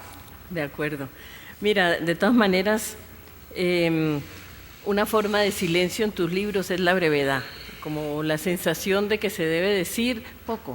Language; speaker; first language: Spanish; native; Spanish